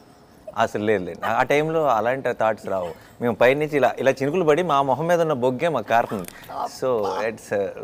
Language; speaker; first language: Telugu; native; Telugu